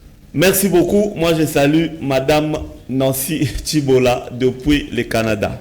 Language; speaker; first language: French; non-native, local second language; Lingala